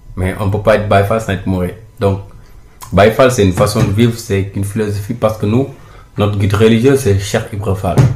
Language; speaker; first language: French; non-native, local second language; Wolof